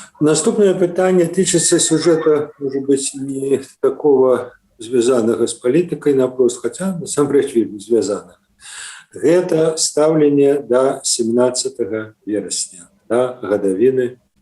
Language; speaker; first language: Belarusian; non-native, local second language; Russian